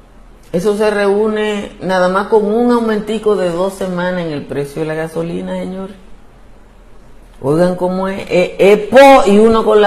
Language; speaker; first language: Spanish; native; Spanish